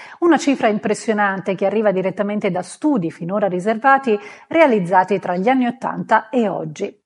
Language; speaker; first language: Italian; native; Italian